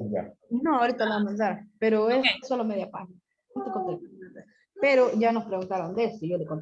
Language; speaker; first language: Spanish; native; Spanish